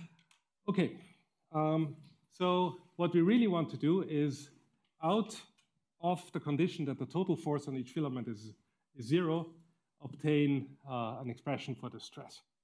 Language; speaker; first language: English; non-native, fluent; German